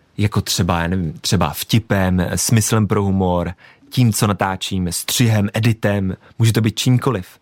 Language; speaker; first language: Czech; native; Czech